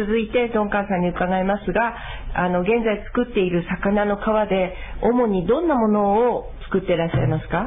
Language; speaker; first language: Japanese; native; Japanese